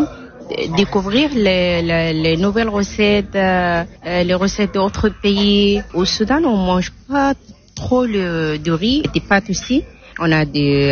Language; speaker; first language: French; non-native, learner; Arabic